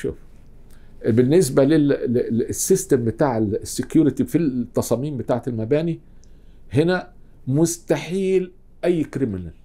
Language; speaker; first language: Arabic; native; Arabic